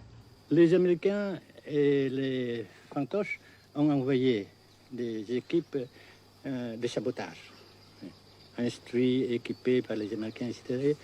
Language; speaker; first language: French; non-native, local second language; Vietnamese